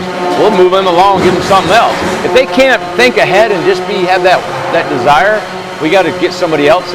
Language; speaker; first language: English; native; English